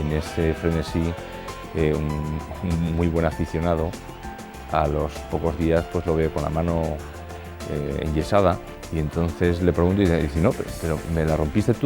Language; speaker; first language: Spanish; native; Spanish